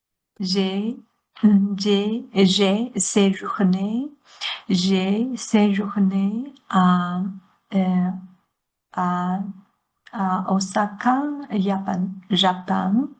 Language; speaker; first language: French; non-native, learner; Chinese